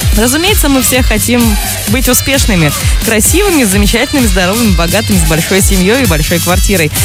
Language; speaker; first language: Russian; native; Russian